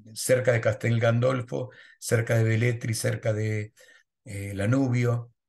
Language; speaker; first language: Spanish; native; Spanish